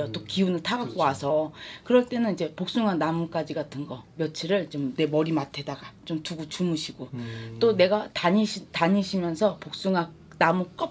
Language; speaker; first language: Korean; native; Korean